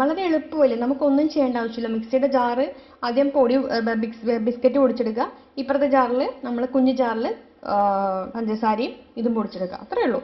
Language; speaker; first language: Malayalam; native; Malayalam